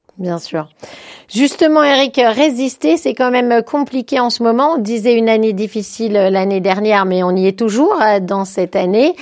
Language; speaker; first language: French; native; French